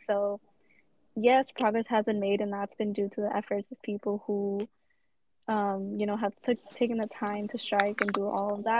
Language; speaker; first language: English; native; English